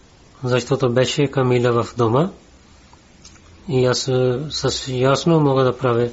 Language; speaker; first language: Bulgarian; non-native, learner; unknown